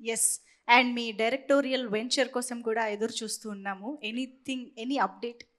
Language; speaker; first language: Telugu; native; Telugu